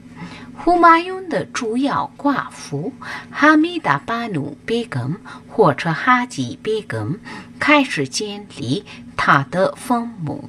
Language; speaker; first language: Chinese; non-native, learner; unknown